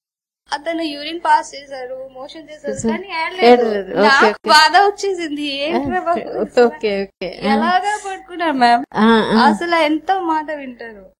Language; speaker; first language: Telugu; non-native, learner; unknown